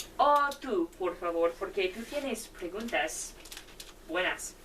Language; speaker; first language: Spanish; non-native, learner; English